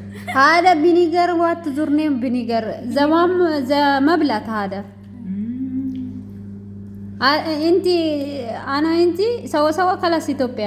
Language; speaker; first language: Arabic; non-native, learner; Amharic